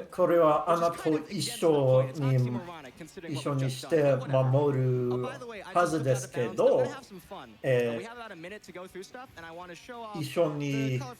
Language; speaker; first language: Japanese; non-native, learner; English